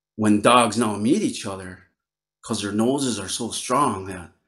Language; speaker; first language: English; native; English